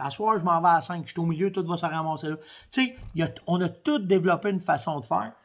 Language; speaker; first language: French; native; French